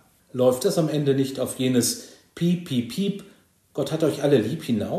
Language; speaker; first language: German; native; German